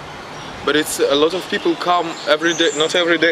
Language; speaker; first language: English; non-native, learner; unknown